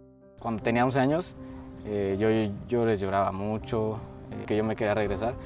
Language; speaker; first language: Spanish; native; Spanish